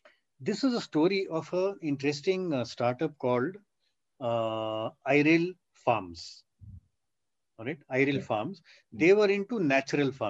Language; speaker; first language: English; non-native, local second language; Hindi